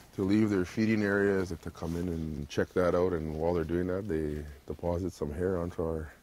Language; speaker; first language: English; native; English